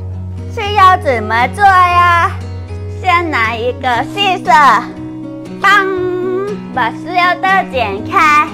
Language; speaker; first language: Chinese; non-native, learner; Thai